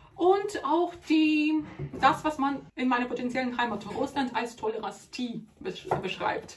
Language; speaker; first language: German; non-native, fluent; Russian